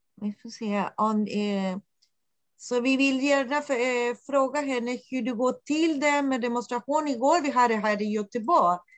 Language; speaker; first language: Swedish; non-native, fluent; Spanish